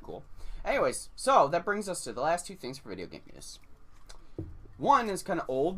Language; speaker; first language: English; native; English